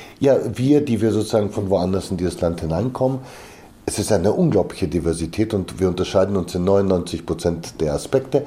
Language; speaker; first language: German; early bilingual, other home language; Bulgarian